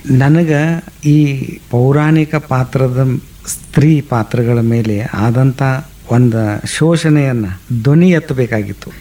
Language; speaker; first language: Kannada; native; Kannada